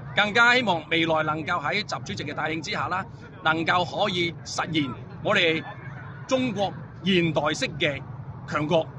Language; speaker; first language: Chinese; non-native, local second language; Cantonese